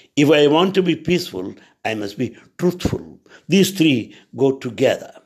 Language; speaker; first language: English; non-native, local second language; Telugu